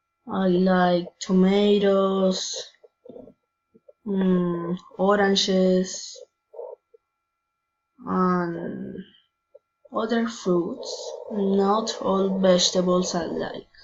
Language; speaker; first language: English; non-native, learner; Spanish